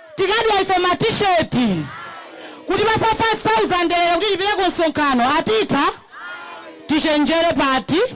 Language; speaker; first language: Nyanja; native; Nyanja